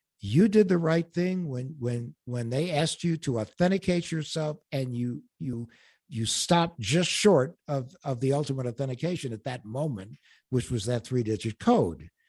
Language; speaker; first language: English; native; English